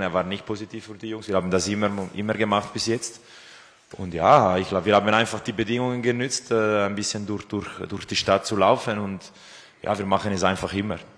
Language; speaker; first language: German; non-native, fluent; Italian